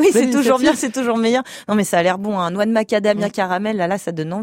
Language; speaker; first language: French; native; French